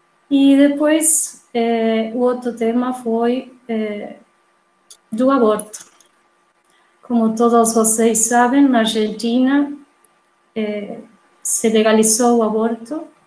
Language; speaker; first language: Portuguese; non-native, fluent; Spanish